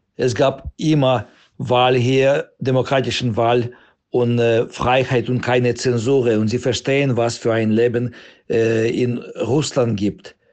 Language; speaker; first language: German; non-native, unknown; Russian